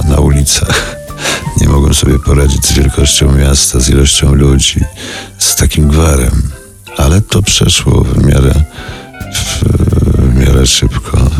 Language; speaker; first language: Polish; native; Polish